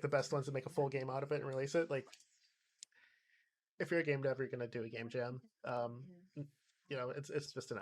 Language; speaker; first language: English; native; English